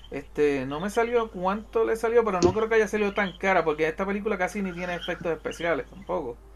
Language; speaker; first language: Spanish; native; Spanish